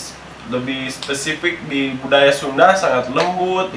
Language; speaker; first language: Indonesian; early bilingual, other home language; English